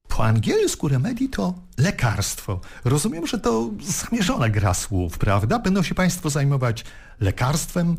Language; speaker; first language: Polish; native; Polish